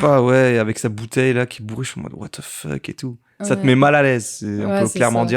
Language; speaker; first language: French; native; French